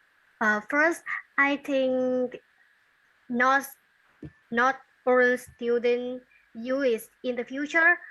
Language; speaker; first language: English; non-native, learner; Vietnamese